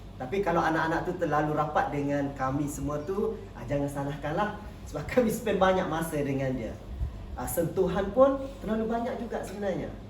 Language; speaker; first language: Malay; native; Malay